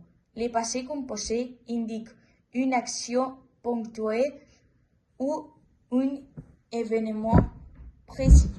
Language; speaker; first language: French; non-native, learner; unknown